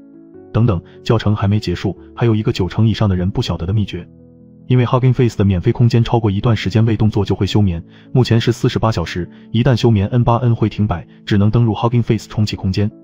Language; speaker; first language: Chinese; native; Chinese